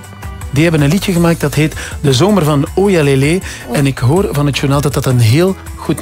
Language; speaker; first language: Dutch; native; Dutch